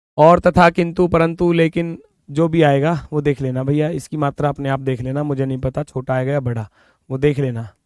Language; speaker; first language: Hindi; native; Hindi